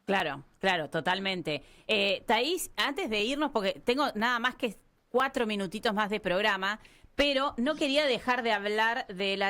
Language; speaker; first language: Spanish; native; Spanish